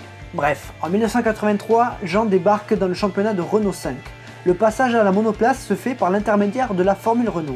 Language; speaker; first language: French; native; French